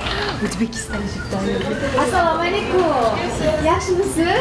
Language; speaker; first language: Korean; non-native, fluent; Uzbek